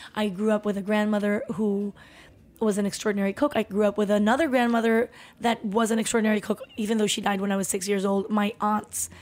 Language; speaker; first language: English; early bilingual, other home language; Spanish